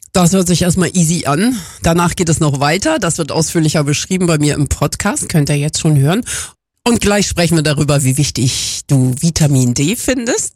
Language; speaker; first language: German; native; German